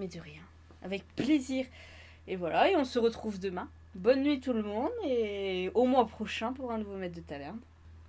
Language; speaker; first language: French; native; French